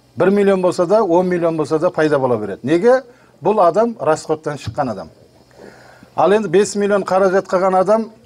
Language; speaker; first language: Kazakh; native; Kazakh